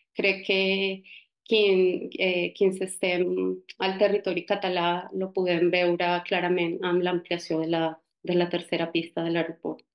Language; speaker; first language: Catalan; non-native, fluent; Spanish